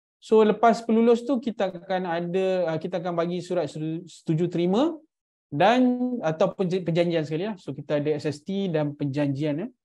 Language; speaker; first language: Malay; native; Malay